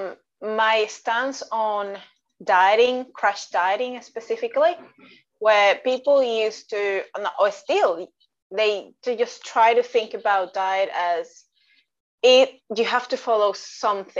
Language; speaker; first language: English; non-native, fluent; Spanish